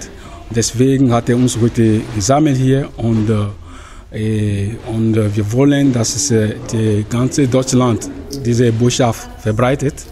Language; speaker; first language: German; non-native, learner; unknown